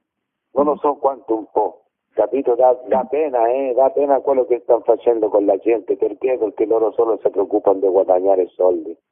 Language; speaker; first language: Italian; non-native, learner; Spanish